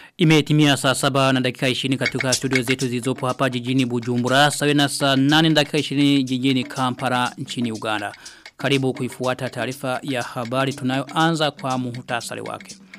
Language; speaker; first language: Swahili; non-native, local second language; Rundi